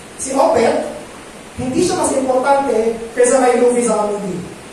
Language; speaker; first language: Filipino; native; Filipino